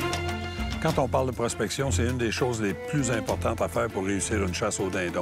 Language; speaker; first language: French; native; French